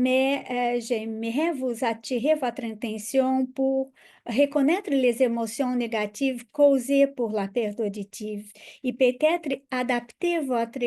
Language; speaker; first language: French; non-native, fluent; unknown